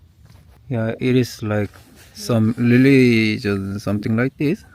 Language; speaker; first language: English; non-native, learner; Korean